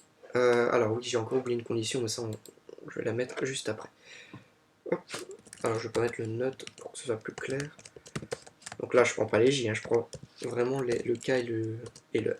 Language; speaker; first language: French; native; French